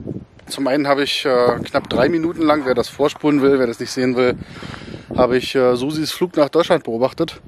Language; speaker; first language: German; native; German